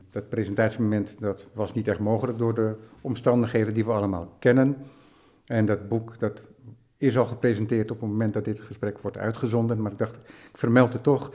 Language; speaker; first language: Dutch; native; Dutch